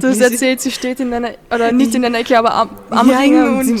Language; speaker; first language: German; native; German